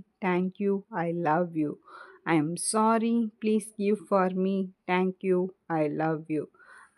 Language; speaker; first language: English; non-native, learner; Tamil